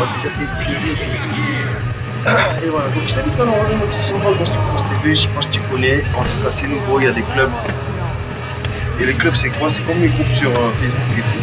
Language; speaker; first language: French; native; French